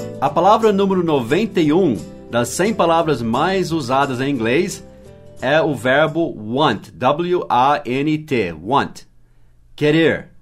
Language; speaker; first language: Portuguese; non-native, fluent; English